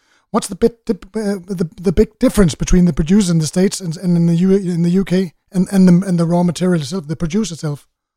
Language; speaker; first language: English; non-native, fluent; Danish